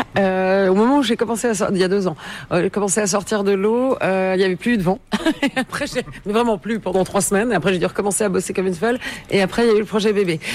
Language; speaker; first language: French; native; French